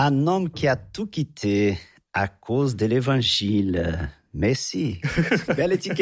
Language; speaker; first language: French; non-native, fluent; Portuguese